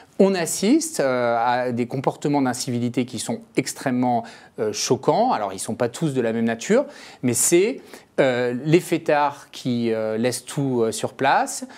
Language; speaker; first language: French; native; French